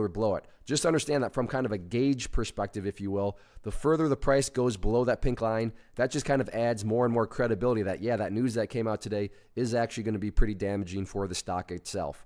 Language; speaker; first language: English; native; English